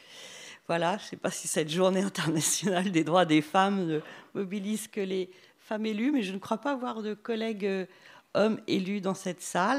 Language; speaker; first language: French; native; French